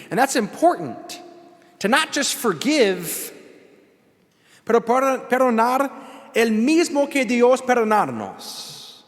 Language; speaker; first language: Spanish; non-native, learner; English